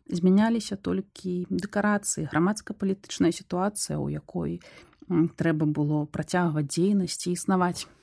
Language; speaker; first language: Belarusian; non-native, local second language; Russian